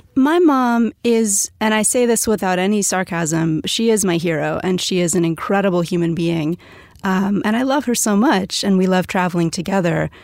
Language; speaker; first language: English; native; English